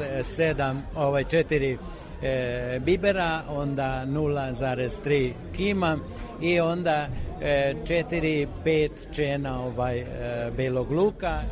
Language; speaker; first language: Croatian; non-native, local second language; Hungarian